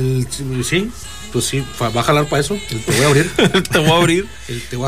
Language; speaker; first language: Spanish; native; Spanish